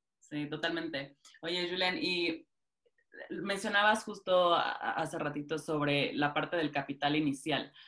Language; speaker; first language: Spanish; native; Spanish